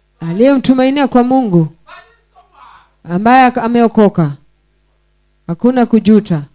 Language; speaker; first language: Swahili; non-native, local second language; Luo (Kenya and Tanzania)